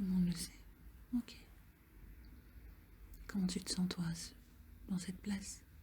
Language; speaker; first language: French; native; French